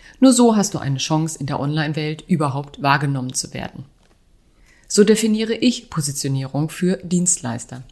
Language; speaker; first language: German; native; German